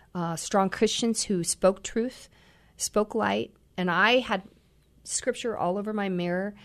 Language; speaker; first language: English; native; English